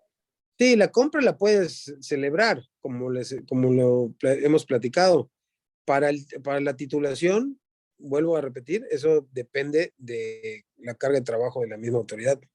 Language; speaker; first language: Spanish; native; Spanish